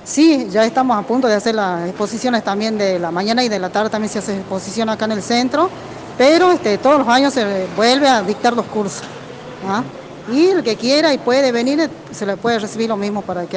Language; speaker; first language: Spanish; native; Spanish